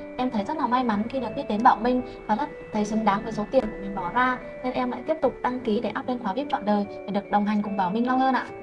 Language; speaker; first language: Vietnamese; non-native, local second language; Muong